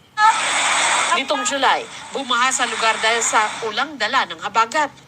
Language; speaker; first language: Filipino; native; Filipino